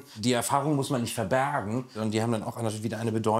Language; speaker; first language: German; native; German